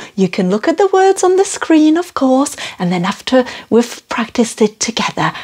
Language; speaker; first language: English; non-native, fluent; French